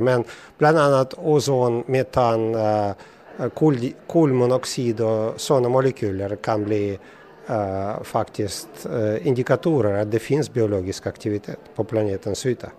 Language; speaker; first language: Swedish; non-native, fluent; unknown